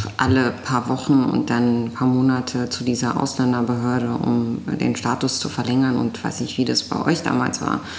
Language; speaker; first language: German; early bilingual, other home language; Arabic